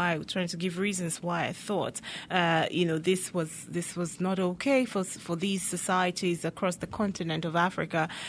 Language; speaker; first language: English; non-native, local second language; Igbo